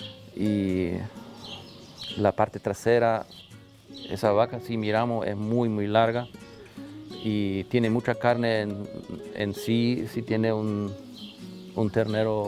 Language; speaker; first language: Spanish; non-native, local second language; German